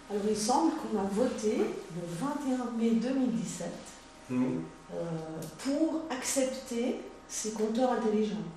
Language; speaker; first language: French; native; French